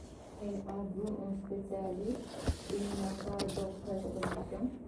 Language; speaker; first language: French; non-native, learner; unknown